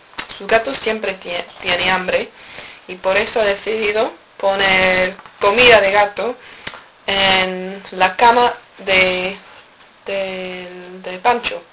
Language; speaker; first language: Spanish; non-native, learner; English